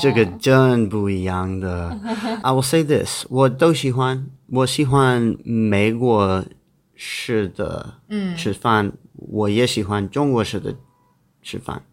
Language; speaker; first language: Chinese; non-native, learner; English